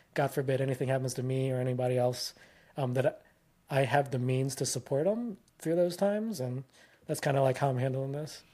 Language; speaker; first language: English; early bilingual, other home language; Filipino